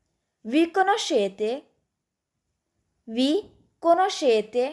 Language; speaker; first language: Italian; non-native, fluent; Urdu